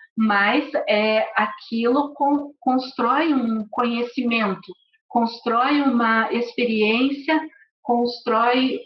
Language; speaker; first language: Portuguese; native; Portuguese